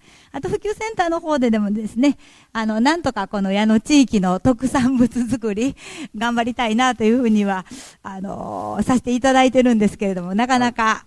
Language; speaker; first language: Japanese; native; Japanese